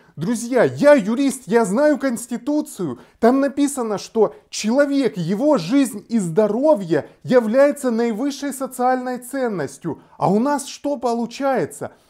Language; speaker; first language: Russian; native; Russian